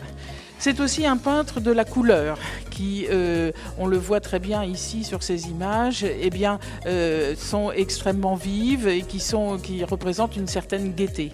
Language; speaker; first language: French; native; French